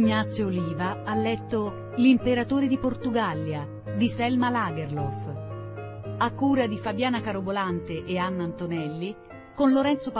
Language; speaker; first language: Italian; native; Italian